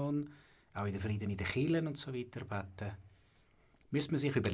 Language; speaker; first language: German; native; German